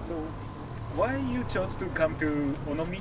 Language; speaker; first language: English; non-native, fluent; Japanese